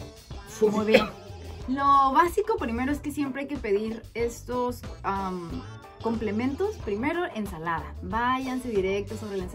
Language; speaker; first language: Spanish; native; Spanish